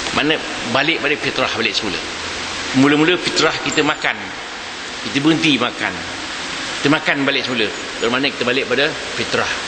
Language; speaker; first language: Malay; native; Malay